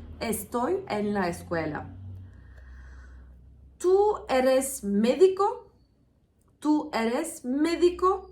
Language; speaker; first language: Spanish; non-native, fluent; Turkish